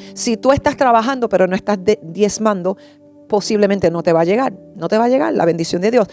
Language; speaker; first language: Spanish; early bilingual, heritage; English